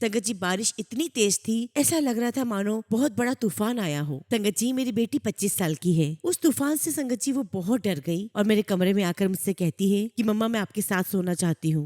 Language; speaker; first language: Hindi; native; Hindi